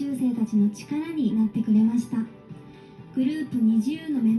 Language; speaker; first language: Japanese; native; Japanese